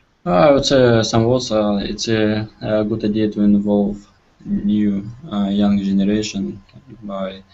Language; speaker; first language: English; non-native, learner; Russian